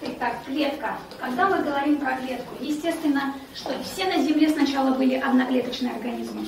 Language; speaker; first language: Russian; native; Russian